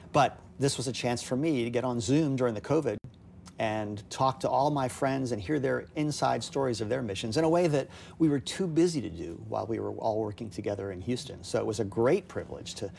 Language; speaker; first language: English; native; English